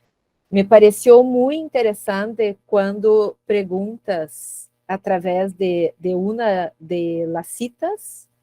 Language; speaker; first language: Spanish; non-native, learner; Portuguese